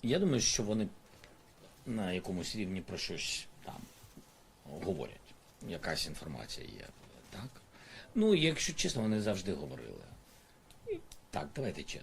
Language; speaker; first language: Ukrainian; non-native, local second language; Russian